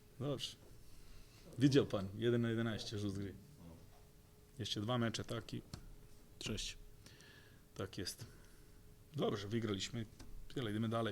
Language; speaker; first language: Polish; non-native, fluent; Croatian